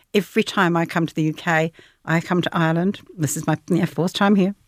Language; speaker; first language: English; native; English